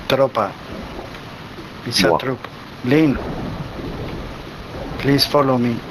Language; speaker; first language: English; non-native, learner; Spanish